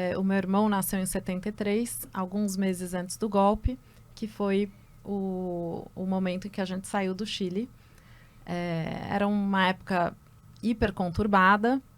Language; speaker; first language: Portuguese; early bilingual, other home language; Spanish